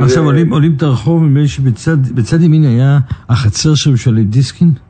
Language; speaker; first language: Hebrew; native; Hebrew